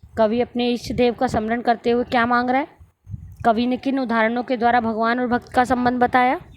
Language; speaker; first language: Hindi; native; Hindi